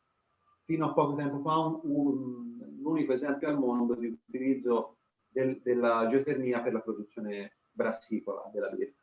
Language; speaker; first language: Italian; native; Italian